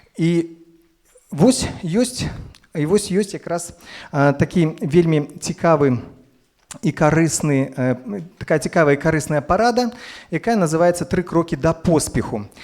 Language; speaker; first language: Belarusian; non-native, local second language; Russian